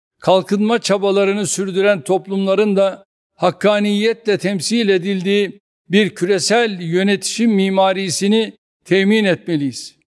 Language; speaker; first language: Turkish; native; Turkish